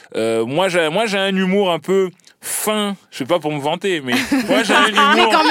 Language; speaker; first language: French; native; French